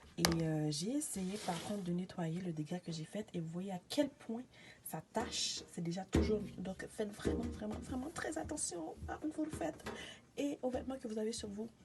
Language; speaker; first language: French; native; French